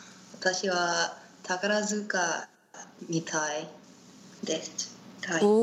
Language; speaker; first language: Japanese; non-native, learner; Spanish